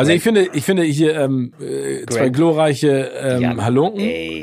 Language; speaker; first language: German; native; German